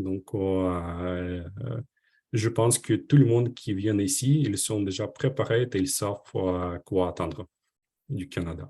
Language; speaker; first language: French; non-native, fluent; Ukrainian